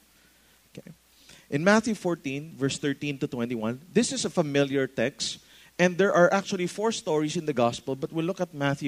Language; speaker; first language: English; non-native, local second language; Filipino